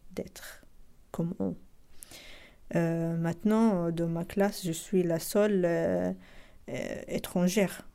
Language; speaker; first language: French; non-native, local second language; Arabic